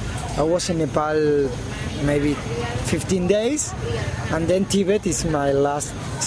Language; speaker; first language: English; non-native, learner; Spanish